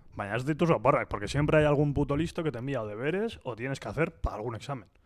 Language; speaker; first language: Spanish; non-native, local second language; Basque